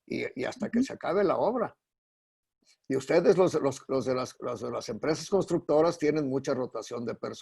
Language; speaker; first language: Spanish; native; Spanish